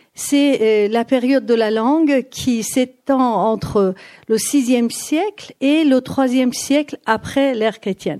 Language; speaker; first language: French; non-native, fluent; Persian